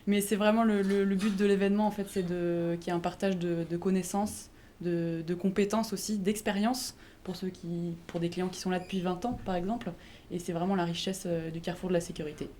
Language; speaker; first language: French; native; French